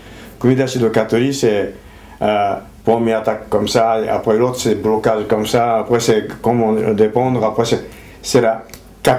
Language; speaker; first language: French; non-native, fluent; Japanese